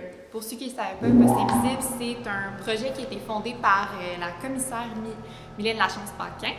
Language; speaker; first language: French; native; French